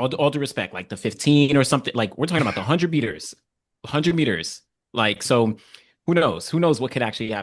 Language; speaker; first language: English; native; English